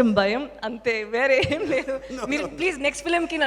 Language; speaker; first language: Telugu; non-native, fluent; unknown